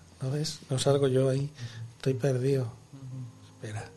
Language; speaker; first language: Spanish; native; Spanish